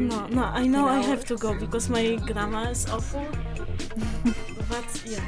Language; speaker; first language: English; non-native, learner; Polish